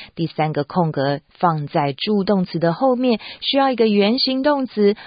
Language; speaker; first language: Chinese; native; Chinese